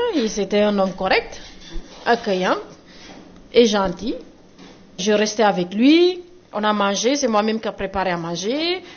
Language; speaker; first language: French; non-native, local second language; Wolof